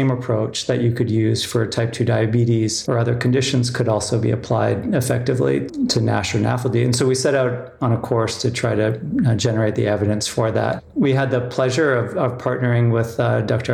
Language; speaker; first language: English; native; English